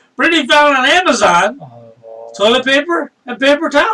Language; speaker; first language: English; native; English